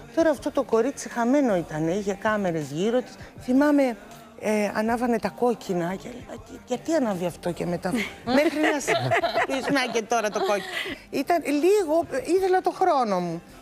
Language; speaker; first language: Greek; native; Greek